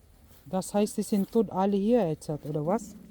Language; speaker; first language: German; non-native, learner; Filipino